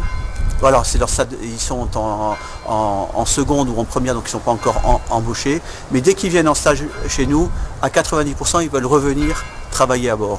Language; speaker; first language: French; native; French